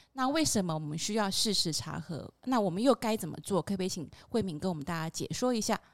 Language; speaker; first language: Chinese; non-native, fluent; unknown